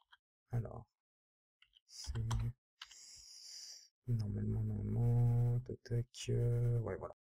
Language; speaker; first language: French; native; French